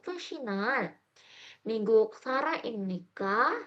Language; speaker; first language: Korean; non-native, fluent; Indonesian